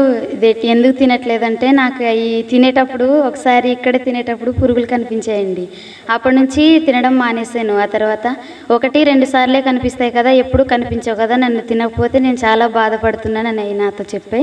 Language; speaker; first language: Telugu; native; Telugu